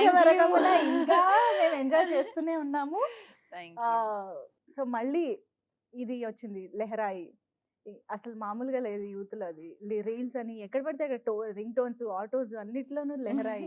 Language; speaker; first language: Telugu; native; Telugu